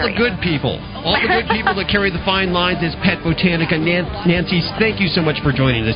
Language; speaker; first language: English; native; English